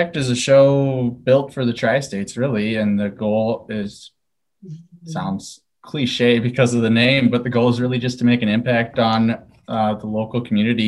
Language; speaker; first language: English; native; English